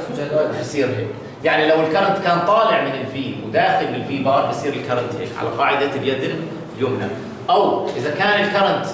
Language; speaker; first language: Arabic; native; Arabic